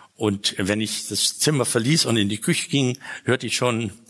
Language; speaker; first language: German; native; German